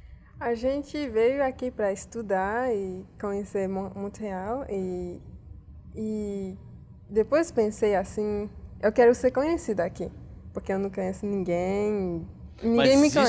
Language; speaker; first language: Portuguese; early bilingual, heritage; Portuguese